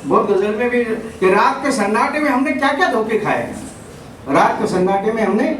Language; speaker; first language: Hindi; non-native, local second language; Marathi